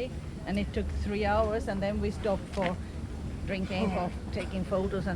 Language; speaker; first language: English; non-native, learner; Swedish